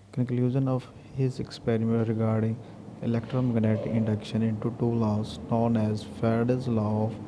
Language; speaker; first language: English; non-native, local second language; Punjabi